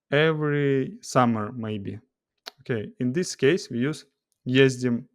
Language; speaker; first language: English; non-native, fluent; Russian